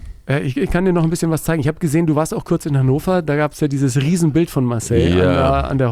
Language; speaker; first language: German; native; German